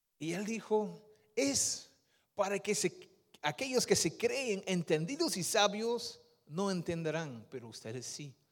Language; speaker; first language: Spanish; non-native, fluent; Dutch